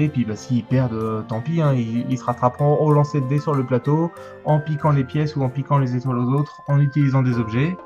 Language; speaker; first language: French; native; French